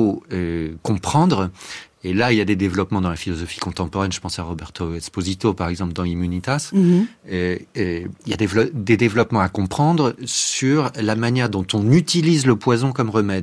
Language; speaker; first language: French; native; French